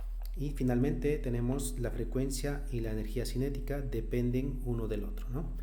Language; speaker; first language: Spanish; native; Spanish